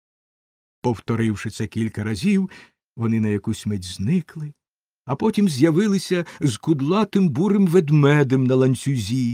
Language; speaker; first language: Ukrainian; native; Ukrainian